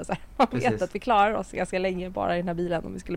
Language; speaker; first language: Swedish; native; Swedish